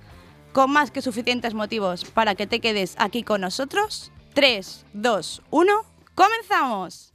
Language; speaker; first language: Spanish; native; Spanish